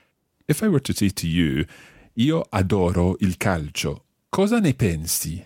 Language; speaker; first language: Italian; non-native, fluent; English